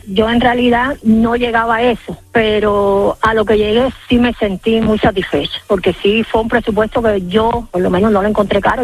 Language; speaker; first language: Spanish; native; Spanish